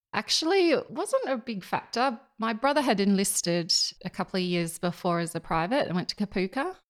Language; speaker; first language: English; native; English